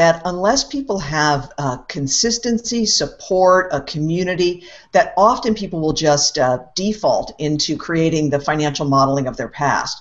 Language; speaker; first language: English; native; English